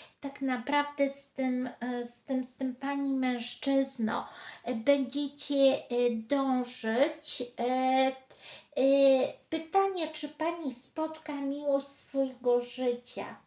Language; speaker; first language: Polish; native; Polish